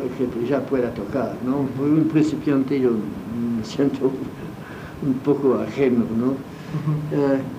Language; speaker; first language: Spanish; non-native, fluent; French